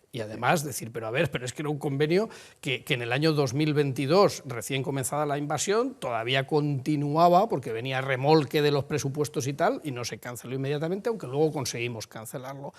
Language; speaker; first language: Spanish; native; Spanish